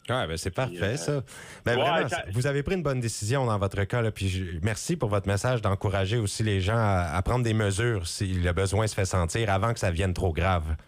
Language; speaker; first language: French; native; French